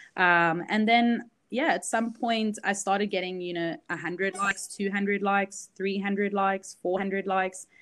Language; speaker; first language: English; early bilingual, other home language; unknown